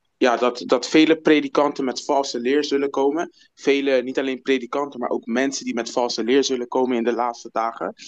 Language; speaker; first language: Dutch; non-native, local second language; Papiamento